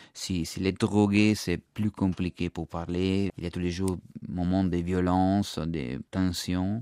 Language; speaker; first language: French; non-native, learner; Italian